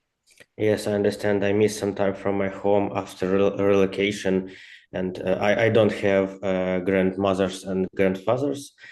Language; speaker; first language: English; non-native, learner; Ukrainian